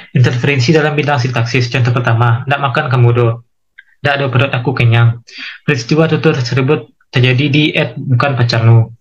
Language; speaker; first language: Indonesian; non-native, local second language; Minangkabau